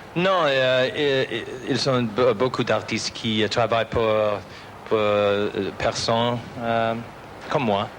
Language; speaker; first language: French; non-native, learner; English